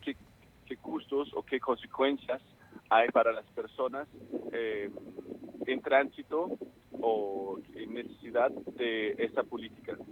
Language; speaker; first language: Spanish; non-native, fluent; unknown